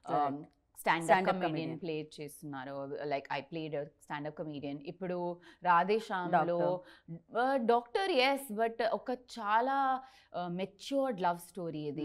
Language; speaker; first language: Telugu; non-native, learner; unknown